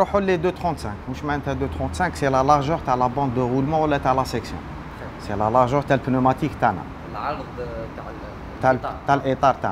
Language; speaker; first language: French; non-native, local second language; Arabic